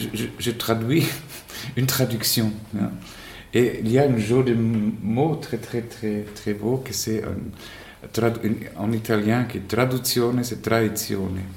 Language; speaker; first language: French; non-native, fluent; Spanish